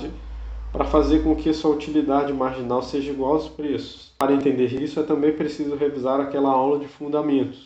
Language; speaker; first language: Portuguese; native; Portuguese